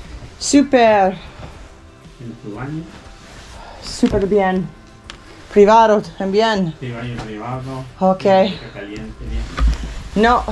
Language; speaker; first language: Spanish; non-native, learner; English